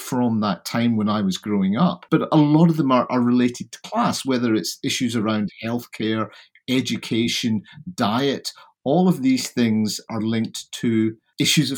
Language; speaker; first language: English; native; English